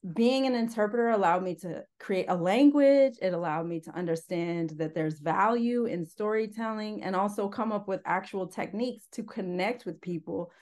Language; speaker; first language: English; native; English